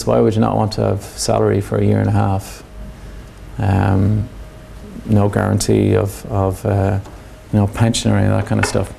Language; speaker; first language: English; native; English